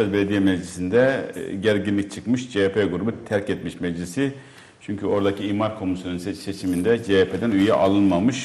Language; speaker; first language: Turkish; native; Turkish